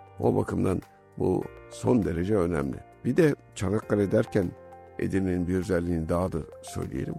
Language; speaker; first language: Turkish; native; Turkish